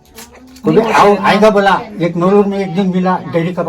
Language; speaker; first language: Hindi; non-native, local second language; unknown